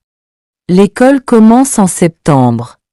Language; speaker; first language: French; non-native, fluent; English